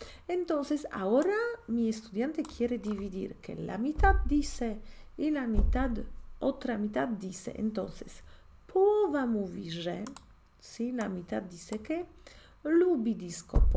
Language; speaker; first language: Spanish; non-native, fluent; Polish